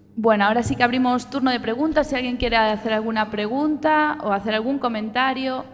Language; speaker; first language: Spanish; native; Spanish